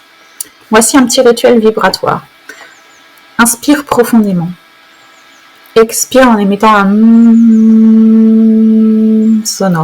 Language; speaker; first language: French; native; French